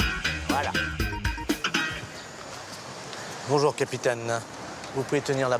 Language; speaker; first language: French; native; French